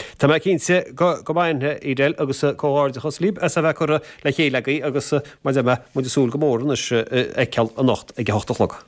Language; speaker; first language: Irish; native; Irish